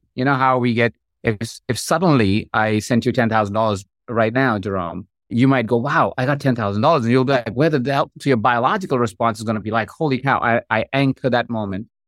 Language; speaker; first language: English; non-native, local second language; Hindi